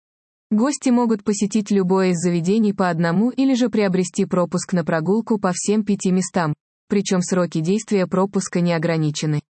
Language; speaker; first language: Russian; native; Russian